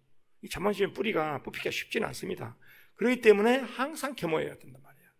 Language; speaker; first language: Korean; native; Korean